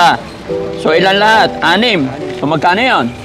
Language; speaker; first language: Filipino; native; Filipino